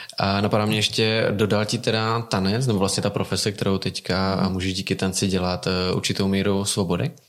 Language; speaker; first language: Czech; native; Czech